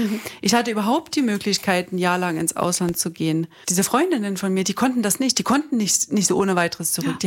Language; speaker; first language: German; native; German